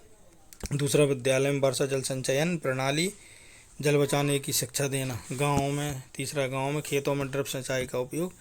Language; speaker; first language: Hindi; native; Hindi